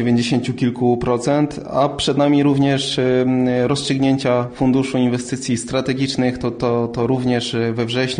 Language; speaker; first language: Polish; native; Polish